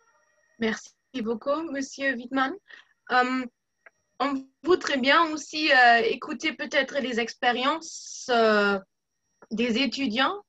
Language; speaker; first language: French; non-native, fluent; German